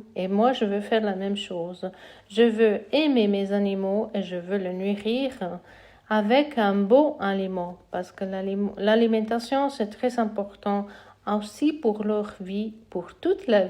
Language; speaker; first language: French; non-native, fluent; Italian